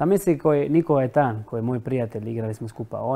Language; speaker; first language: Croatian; non-native, fluent; Spanish